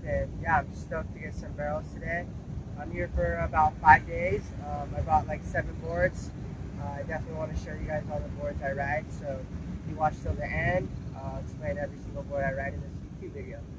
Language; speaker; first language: English; early bilingual, other home language; Japanese